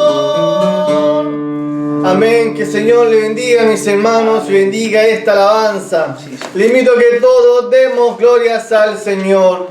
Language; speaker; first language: Spanish; native; Spanish